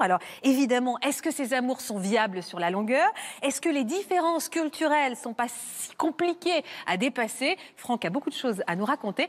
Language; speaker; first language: French; native; French